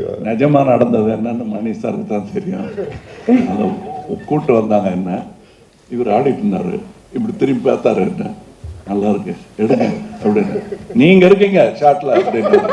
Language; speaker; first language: Tamil; native; Tamil